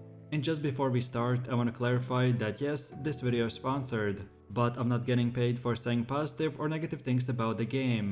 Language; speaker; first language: English; non-native, fluent; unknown